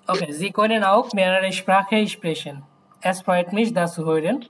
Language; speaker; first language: German; non-native, fluent; Bangla